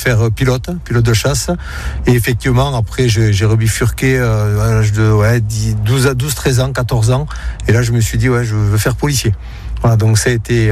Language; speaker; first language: French; native; French